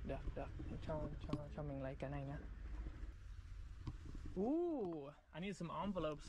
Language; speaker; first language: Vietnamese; non-native, fluent; English